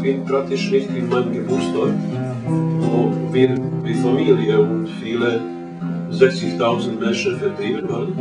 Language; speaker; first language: German; non-native, learner; Croatian